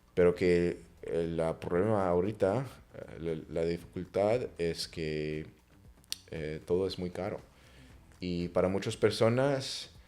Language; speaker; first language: Spanish; non-native, fluent; English